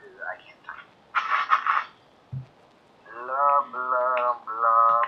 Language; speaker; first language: English; native; English